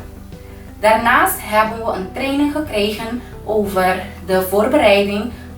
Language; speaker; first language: Dutch; non-native, local second language; Papiamento